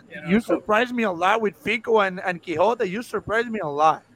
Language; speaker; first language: English; non-native, fluent; Spanish